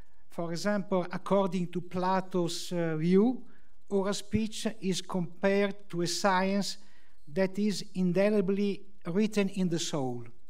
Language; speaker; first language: English; non-native, fluent; Italian